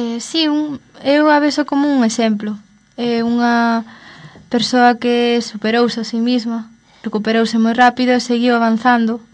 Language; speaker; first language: Galician; non-native, local second language; Spanish